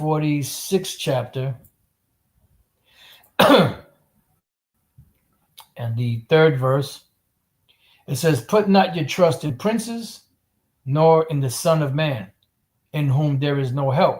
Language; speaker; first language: English; native; English